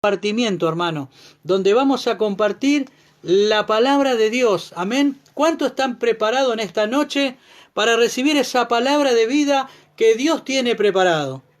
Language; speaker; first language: Spanish; native; Spanish